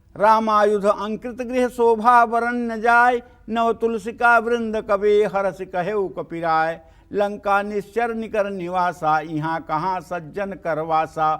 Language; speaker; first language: Hindi; native; Hindi